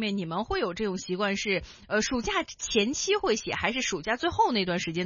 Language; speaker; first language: Chinese; non-native, local second language; Cantonese